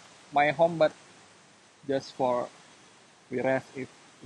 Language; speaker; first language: English; non-native, learner; Indonesian